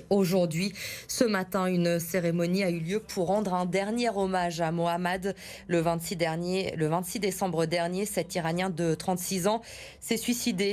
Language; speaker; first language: French; native; French